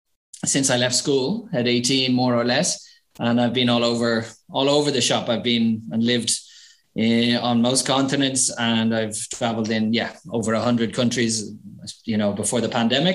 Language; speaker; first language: English; native; English